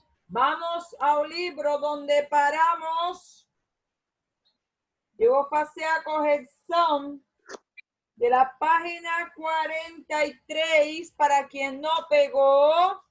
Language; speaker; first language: Spanish; non-native, learner; Portuguese